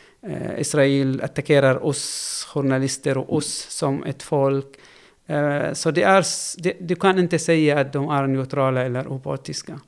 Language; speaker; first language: Swedish; non-native, fluent; Arabic